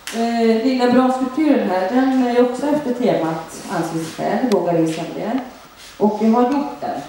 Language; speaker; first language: Swedish; early bilingual, other home language; Finnish